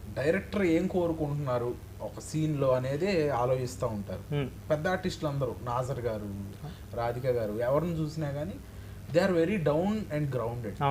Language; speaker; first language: Telugu; native; Telugu